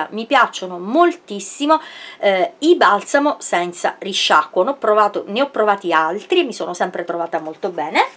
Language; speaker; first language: Italian; native; Italian